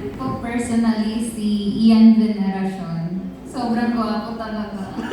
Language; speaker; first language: Filipino; native; Filipino